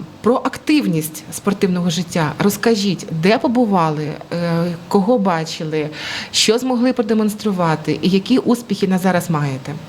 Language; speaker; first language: Ukrainian; native; Ukrainian